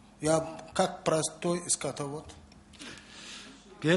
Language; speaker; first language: Russian; non-native, learner; Mongolian